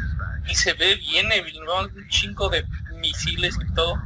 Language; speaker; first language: Spanish; native; Spanish